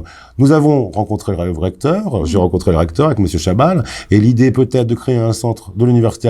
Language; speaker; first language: French; native; French